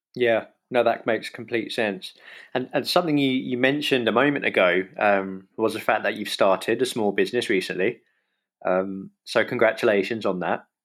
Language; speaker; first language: English; native; English